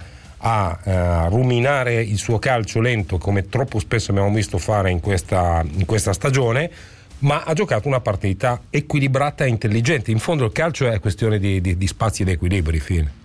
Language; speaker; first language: Italian; native; Italian